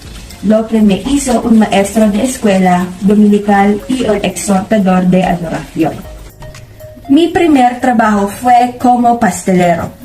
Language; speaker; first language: Spanish; non-native, learner; Filipino